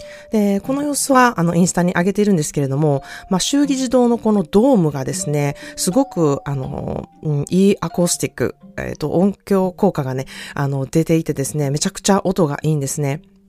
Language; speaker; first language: Japanese; native; Japanese